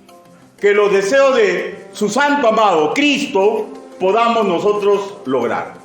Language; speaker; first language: Spanish; native; Spanish